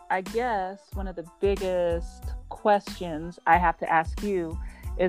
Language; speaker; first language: English; native; English